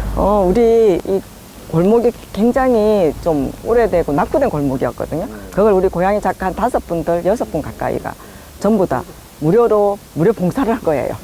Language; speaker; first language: Korean; native; Korean